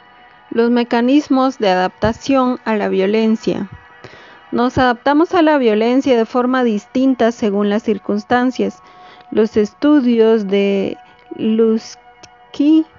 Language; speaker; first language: Spanish; native; Spanish